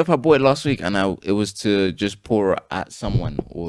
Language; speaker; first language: English; native; English